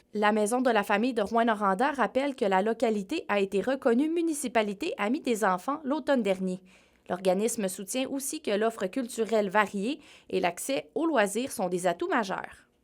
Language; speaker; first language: French; native; French